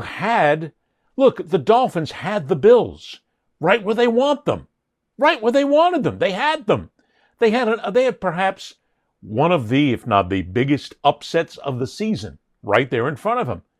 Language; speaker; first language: English; native; English